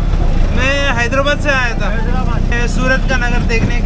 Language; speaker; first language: Hindi; non-native, local second language; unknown